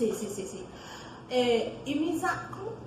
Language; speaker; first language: Portuguese; non-native, learner; Haitian Creole